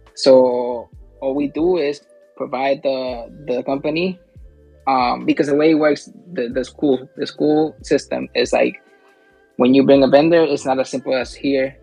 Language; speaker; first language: English; early bilingual, other home language; Spanish